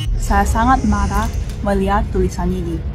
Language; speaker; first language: Indonesian; non-native, fluent; Korean